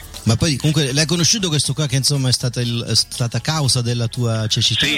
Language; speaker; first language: Italian; native; Italian